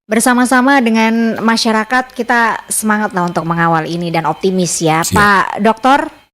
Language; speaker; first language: Indonesian; native; Indonesian